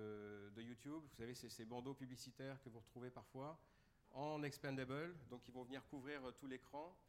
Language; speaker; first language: French; native; French